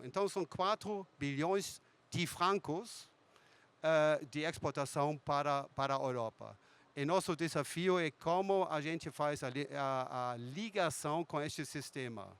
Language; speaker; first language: Portuguese; non-native, fluent; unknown